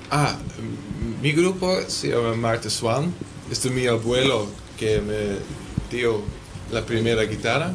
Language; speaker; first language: Spanish; non-native, learner; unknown